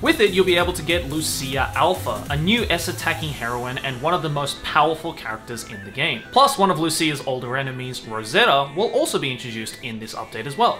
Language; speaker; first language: English; native; English